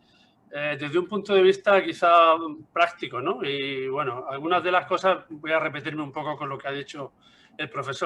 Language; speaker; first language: Spanish; native; Spanish